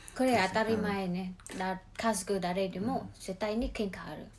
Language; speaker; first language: Japanese; non-native, learner; Mongolian